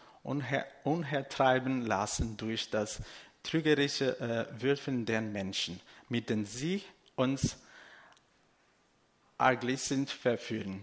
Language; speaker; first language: German; non-native, fluent; Portuguese